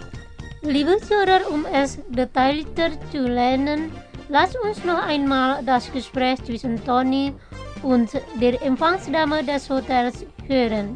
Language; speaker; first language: German; non-native, fluent; Indonesian